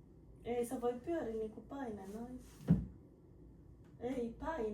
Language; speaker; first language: Finnish; non-native, learner; Kinyarwanda